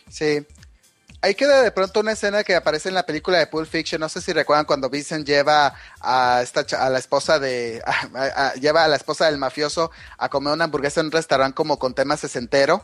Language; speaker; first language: Spanish; native; Spanish